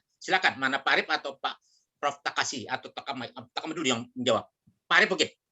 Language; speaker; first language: Indonesian; native; Indonesian